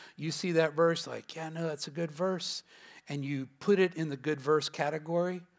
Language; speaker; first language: English; native; English